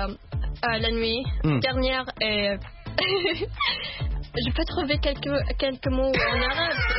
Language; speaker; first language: French; non-native, learner; Arabic